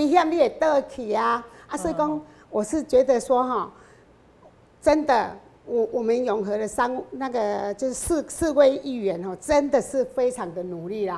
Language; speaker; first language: Chinese; non-native, local second language; Min Nan Chinese